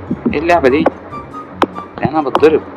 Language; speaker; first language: Arabic; native; Arabic